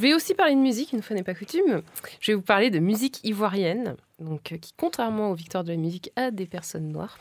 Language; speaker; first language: French; native; French